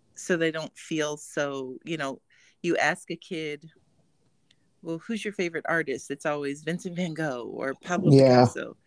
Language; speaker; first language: English; native; English